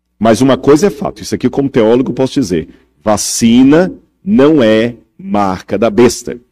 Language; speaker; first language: Portuguese; native; Portuguese